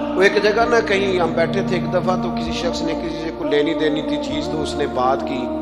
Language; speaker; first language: Urdu; non-native, local second language; Punjabi